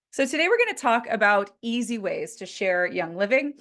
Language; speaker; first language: English; native; English